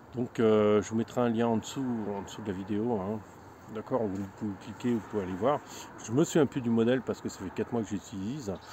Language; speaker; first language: French; native; French